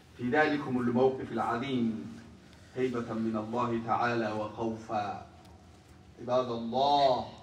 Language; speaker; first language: Arabic; non-native, local second language; Somali